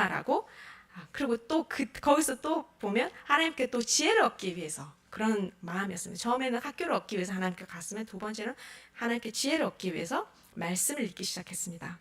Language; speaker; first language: Korean; non-native, fluent; Mongolian